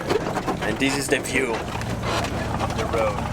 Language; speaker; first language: English; non-native, fluent; Italian